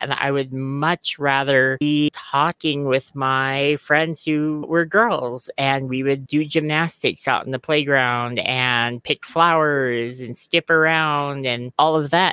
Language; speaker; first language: English; native; English